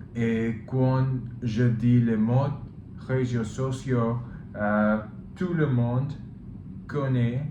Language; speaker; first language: French; non-native, learner; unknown